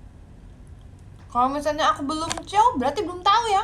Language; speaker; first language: Indonesian; native; Indonesian